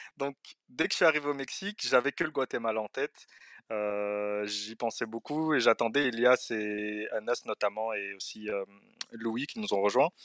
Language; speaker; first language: French; early bilingual, other home language; Arabic